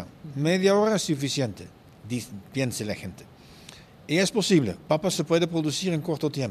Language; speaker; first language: Spanish; non-native, fluent; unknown